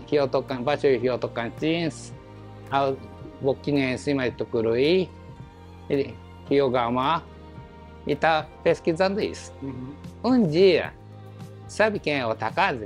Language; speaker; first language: Portuguese; non-native, learner; Japanese